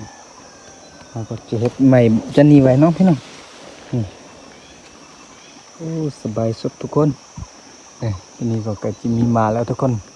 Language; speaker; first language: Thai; non-native, local second language; Lahu